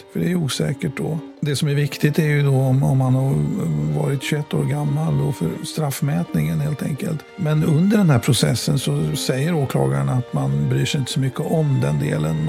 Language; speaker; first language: Swedish; native; Swedish